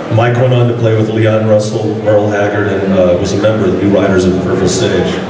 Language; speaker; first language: English; native; English